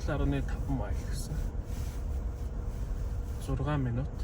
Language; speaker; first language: Mongolian; native; Mongolian